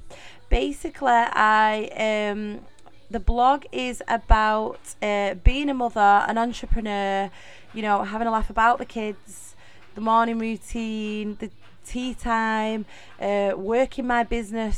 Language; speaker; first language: English; native; English